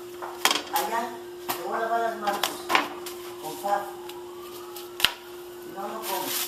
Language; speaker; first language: Spanish; native; Spanish